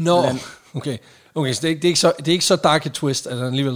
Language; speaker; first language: Danish; native; Danish